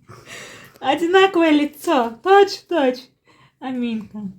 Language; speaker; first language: Russian; non-native, fluent; Azerbaijani